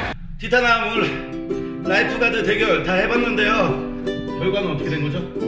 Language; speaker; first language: Korean; native; Korean